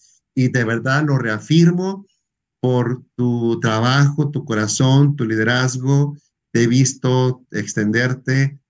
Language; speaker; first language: Spanish; native; Spanish